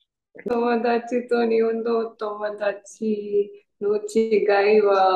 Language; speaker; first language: Japanese; non-native, learner; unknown